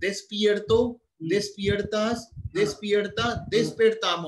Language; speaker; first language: Spanish; non-native, fluent; Hindi